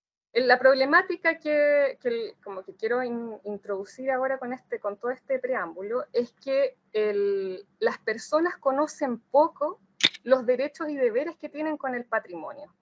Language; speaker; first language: Spanish; native; Spanish